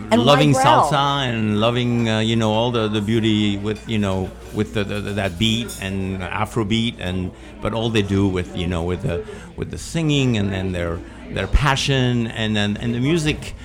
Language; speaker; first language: English; non-native, fluent; Spanish